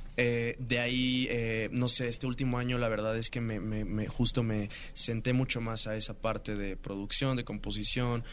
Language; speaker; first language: Spanish; native; Spanish